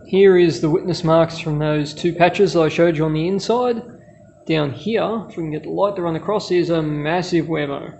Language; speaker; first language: English; native; English